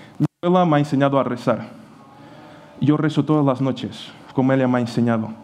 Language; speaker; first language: Spanish; non-native, fluent; Ukrainian